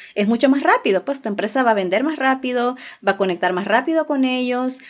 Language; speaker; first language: Spanish; native; Spanish